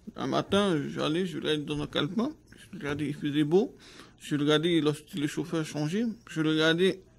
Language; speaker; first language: French; native; French